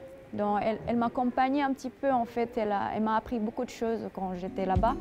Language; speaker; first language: French; non-native, fluent; Indonesian